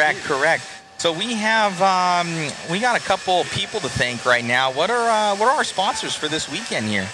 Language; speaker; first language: English; native; English